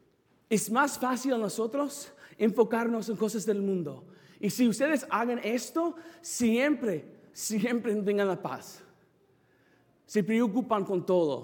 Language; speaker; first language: Spanish; non-native, fluent; English